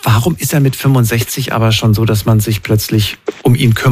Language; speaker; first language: German; native; German